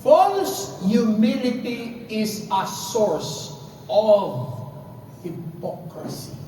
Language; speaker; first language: English; non-native, local second language; Filipino